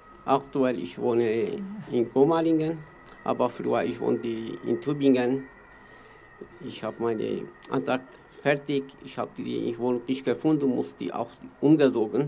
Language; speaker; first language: German; non-native, learner; Kurdish